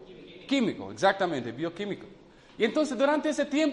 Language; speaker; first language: Spanish; non-native, fluent; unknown